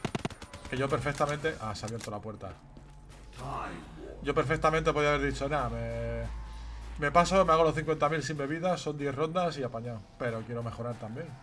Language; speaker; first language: Spanish; native; Spanish